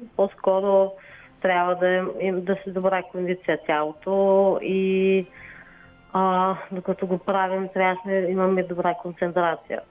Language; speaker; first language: Bulgarian; native; Bulgarian